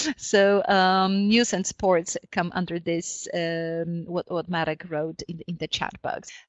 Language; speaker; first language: English; non-native, fluent; Polish